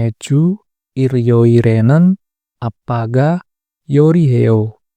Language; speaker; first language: Korean; non-native, fluent; Indonesian